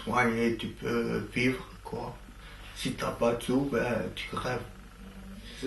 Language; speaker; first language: French; non-native, local second language; Arabic